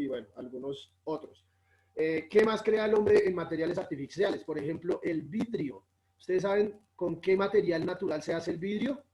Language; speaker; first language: Spanish; native; Spanish